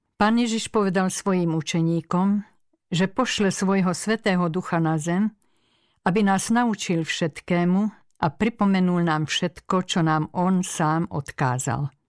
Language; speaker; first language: Slovak; early bilingual, other home language; Hungarian